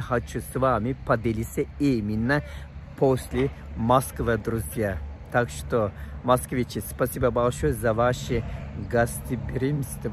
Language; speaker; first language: Russian; non-native, fluent; Turkish